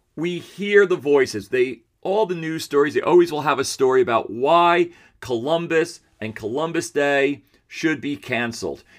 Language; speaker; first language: English; early bilingual, other home language; Italian